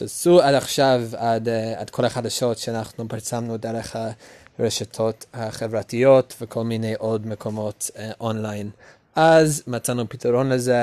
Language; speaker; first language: Hebrew; non-native, learner; English